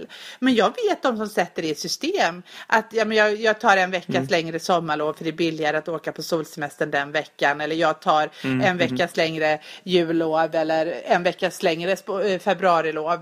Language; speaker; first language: Swedish; native; Swedish